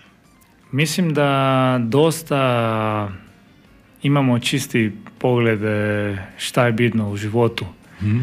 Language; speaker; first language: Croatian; non-native, learner; Spanish